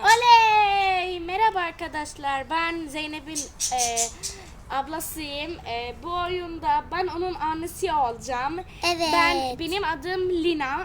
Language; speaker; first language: Turkish; early bilingual, heritage; Turkish